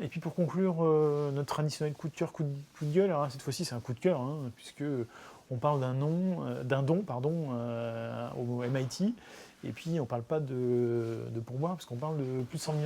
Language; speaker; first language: French; native; French